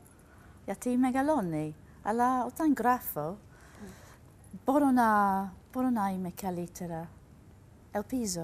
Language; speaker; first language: Greek; non-native, learner; English